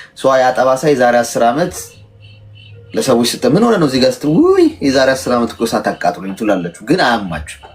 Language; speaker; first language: Amharic; native; Amharic